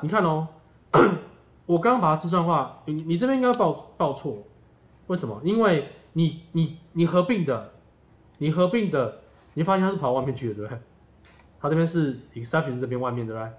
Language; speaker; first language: Chinese; native; Chinese